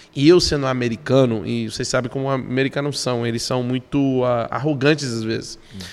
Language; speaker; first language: Portuguese; non-native, fluent; English